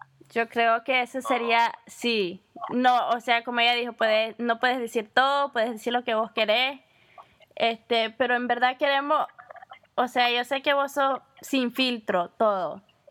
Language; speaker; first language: Spanish; early bilingual, heritage; Spanish